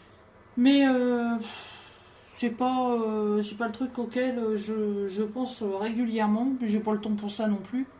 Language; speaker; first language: French; native; French